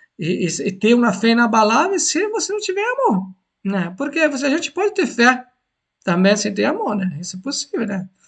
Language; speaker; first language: Portuguese; non-native, fluent; Italian